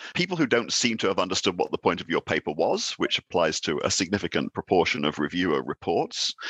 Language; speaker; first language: English; native; English